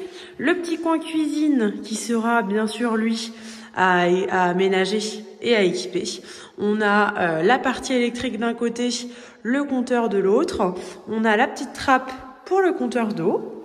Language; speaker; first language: French; native; French